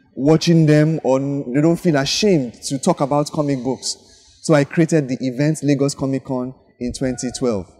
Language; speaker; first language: English; non-native, local second language; Yoruba